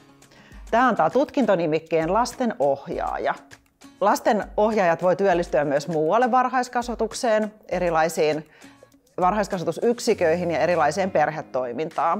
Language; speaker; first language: Finnish; native; Finnish